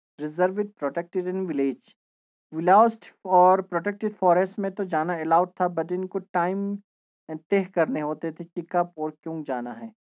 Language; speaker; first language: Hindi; non-native, local second language; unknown